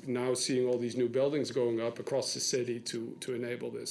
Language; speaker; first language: English; non-native, fluent; Dutch